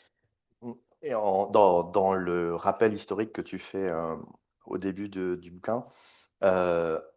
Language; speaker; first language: French; native; French